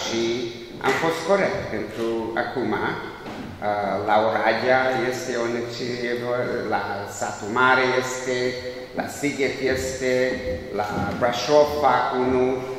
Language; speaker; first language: Romanian; non-native, learner; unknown